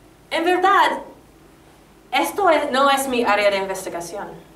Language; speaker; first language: Spanish; non-native, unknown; English